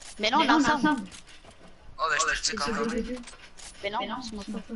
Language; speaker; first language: French; native; French